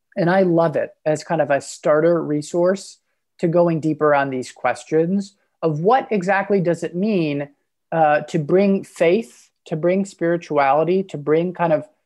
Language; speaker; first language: English; native; English